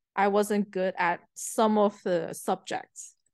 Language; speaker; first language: English; early bilingual, other home language; Chinese